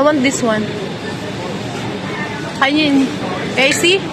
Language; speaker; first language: English; non-native, learner; Filipino